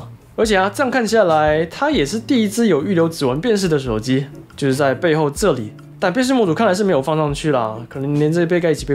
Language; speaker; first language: Chinese; native; Chinese